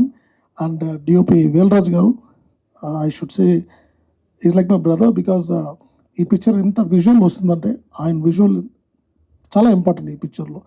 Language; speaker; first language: Telugu; non-native, learner; Tamil